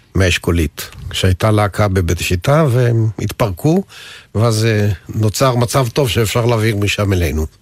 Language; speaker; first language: Hebrew; native; Hebrew